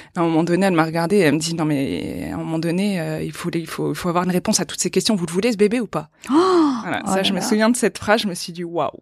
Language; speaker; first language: French; native; French